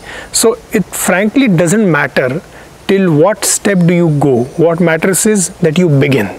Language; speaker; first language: English; non-native, local second language; Marathi